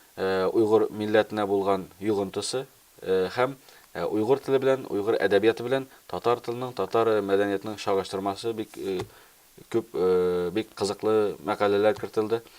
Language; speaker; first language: Tatar; early bilingual, heritage; Tatar